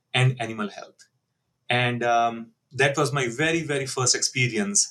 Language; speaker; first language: English; non-native, local second language; Hindi